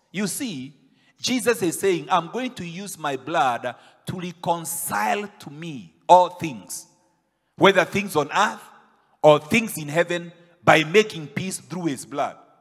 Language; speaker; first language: English; non-native, local second language; Swahili